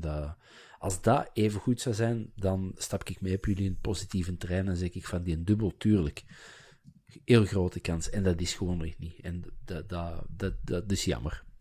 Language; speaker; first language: Dutch; native; Dutch